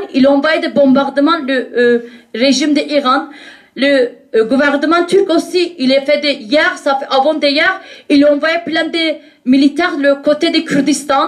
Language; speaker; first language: French; non-native, learner; Kurdish